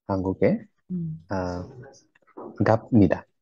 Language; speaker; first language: Korean; non-native, learner; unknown